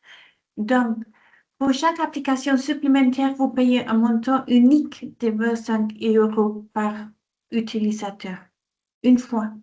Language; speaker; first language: French; non-native, fluent; Dutch